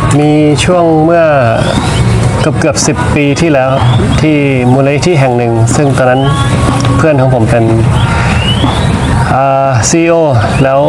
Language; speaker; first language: Thai; native; Thai